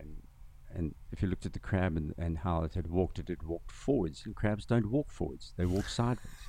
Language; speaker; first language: English; non-native, local second language; Zulu